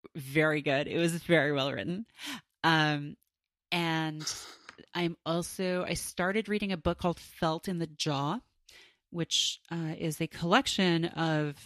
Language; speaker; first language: English; native; English